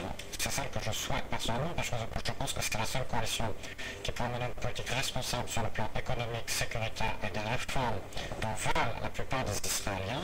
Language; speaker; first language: French; native; French